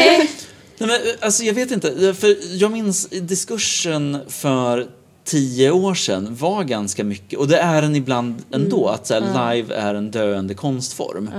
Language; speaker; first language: Swedish; native; Swedish